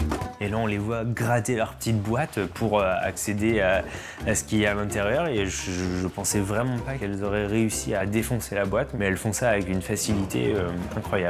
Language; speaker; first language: French; native; French